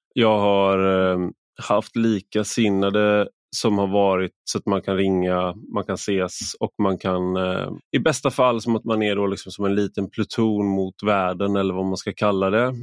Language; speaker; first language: Swedish; native; Swedish